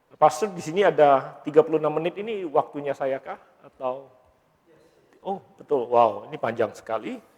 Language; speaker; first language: Indonesian; native; Indonesian